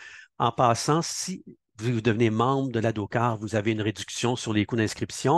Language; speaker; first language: French; native; French